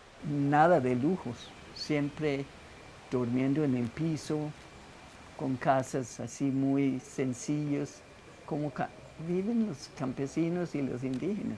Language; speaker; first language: Spanish; non-native, fluent; English